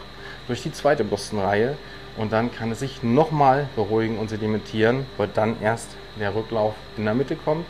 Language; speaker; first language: German; native; German